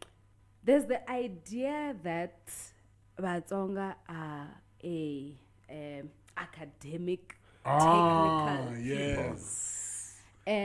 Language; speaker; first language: English; non-native, local second language; Tsonga